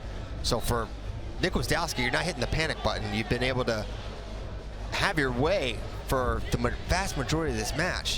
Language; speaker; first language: English; native; English